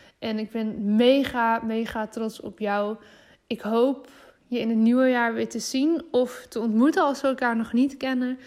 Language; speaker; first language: Dutch; native; Dutch